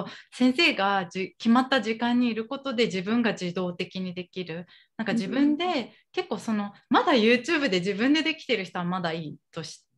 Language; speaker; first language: Japanese; native; Japanese